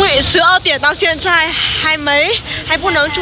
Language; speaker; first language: Chinese; non-native, fluent; Vietnamese